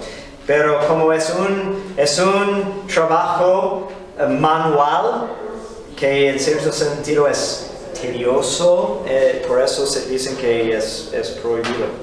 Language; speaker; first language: Spanish; non-native, fluent; English